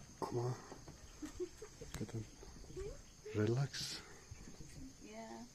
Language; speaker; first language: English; non-native, learner; Turkish